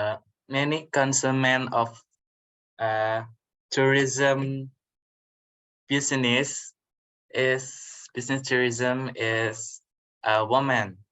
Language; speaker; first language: English; non-native, learner; Indonesian